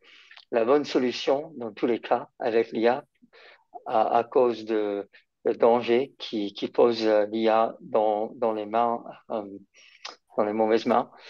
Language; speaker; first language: French; non-native, fluent; English